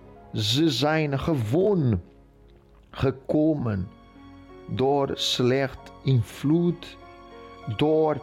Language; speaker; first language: Dutch; non-native, fluent; Portuguese